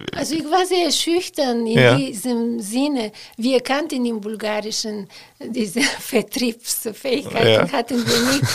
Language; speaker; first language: German; non-native, fluent; Bulgarian